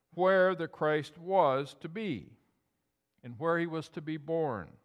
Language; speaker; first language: English; native; English